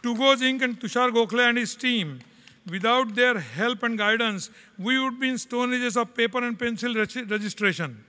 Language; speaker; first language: English; non-native, local second language; Marathi